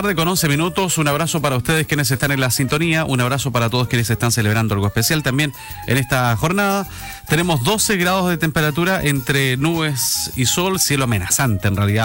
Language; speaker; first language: Spanish; native; Spanish